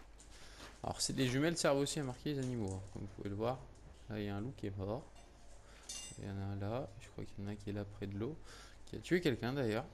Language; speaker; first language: French; native; French